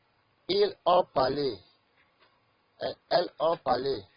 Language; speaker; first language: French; non-native, fluent; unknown